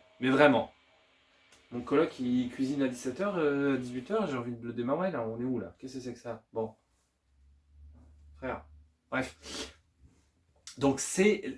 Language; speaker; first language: French; native; French